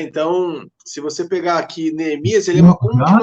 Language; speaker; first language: Portuguese; native; Portuguese